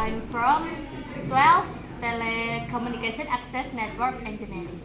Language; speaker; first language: English; non-native, learner; Indonesian